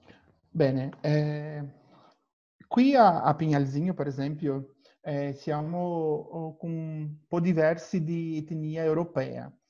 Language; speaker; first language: Italian; non-native, learner; Portuguese